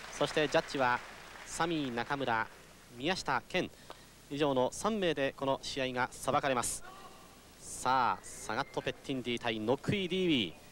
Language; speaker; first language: Japanese; native; Japanese